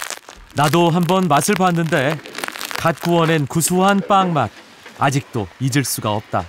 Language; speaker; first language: Korean; native; Korean